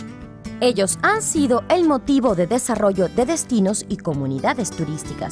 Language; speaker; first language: Spanish; native; Spanish